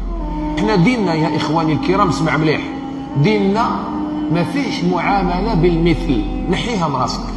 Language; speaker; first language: Arabic; native; Arabic